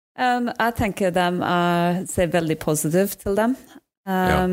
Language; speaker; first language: Norwegian; non-native, fluent; English